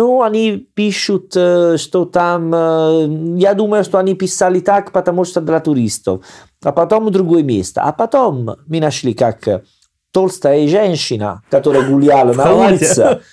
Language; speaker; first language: Russian; non-native, learner; Italian